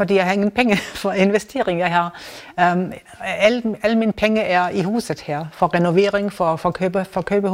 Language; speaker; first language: Danish; non-native, learner; German